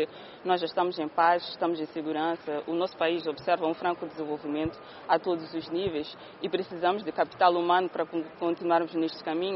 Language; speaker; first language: Portuguese; non-native, fluent; Kinyarwanda